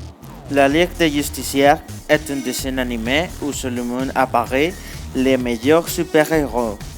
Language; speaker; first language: French; non-native, learner; Spanish